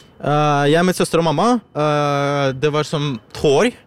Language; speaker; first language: Norwegian; non-native, learner; Ukrainian